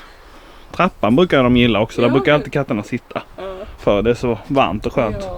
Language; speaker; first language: Swedish; native; Swedish